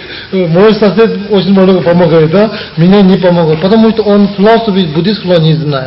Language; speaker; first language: Russian; non-native, learner; Tibetan